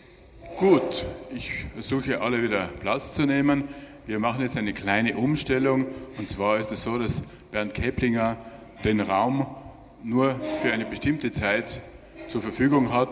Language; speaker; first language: German; native; German